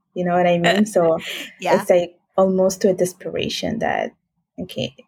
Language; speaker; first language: English; non-native, fluent; Italian